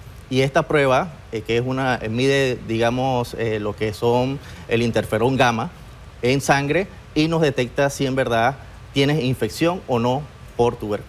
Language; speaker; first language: Spanish; native; Spanish